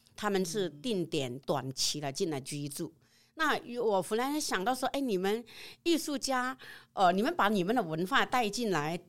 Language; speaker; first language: Chinese; native; Chinese